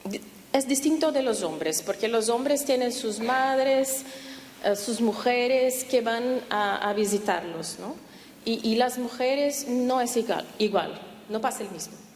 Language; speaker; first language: Spanish; non-native, fluent; Portuguese